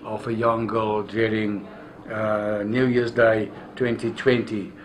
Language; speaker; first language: English; non-native, local second language; Afrikaans